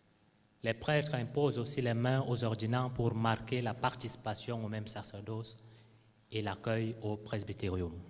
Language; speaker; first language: French; native; French